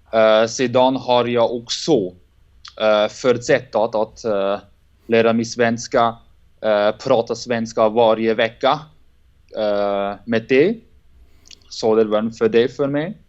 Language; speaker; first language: Swedish; non-native, learner; German